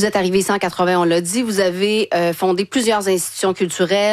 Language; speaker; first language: French; native; French